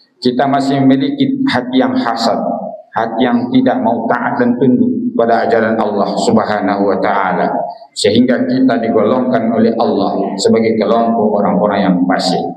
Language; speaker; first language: Malay; non-native, local second language; Minangkabau